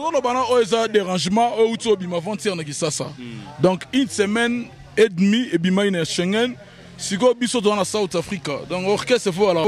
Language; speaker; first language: French; non-native, local second language; Lingala